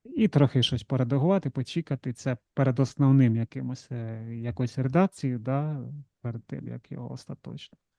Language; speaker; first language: Ukrainian; non-native, local second language; Russian